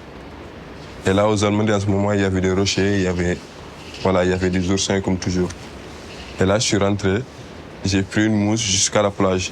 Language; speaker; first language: French; non-native, local second language; Wolof